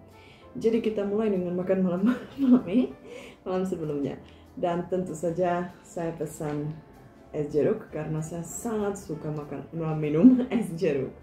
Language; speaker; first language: Indonesian; non-native, fluent; Czech